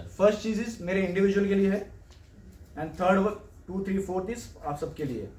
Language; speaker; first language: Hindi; non-native, local second language; Marathi